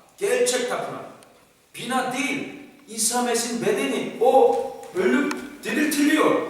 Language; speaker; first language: Turkish; non-native, fluent; Korean